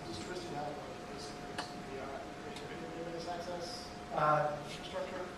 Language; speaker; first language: English; native; English